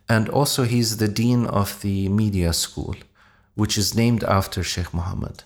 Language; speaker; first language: English; non-native, fluent; Arabic